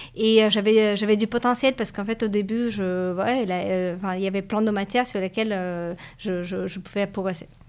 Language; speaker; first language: French; non-native, fluent; Russian